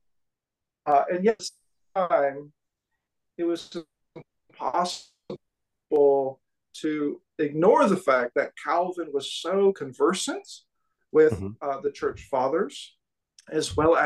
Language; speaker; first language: English; native; English